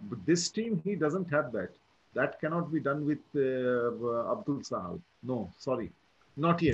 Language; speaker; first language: English; non-native, local second language; Bangla